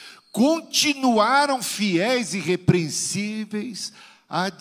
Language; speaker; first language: Portuguese; native; Portuguese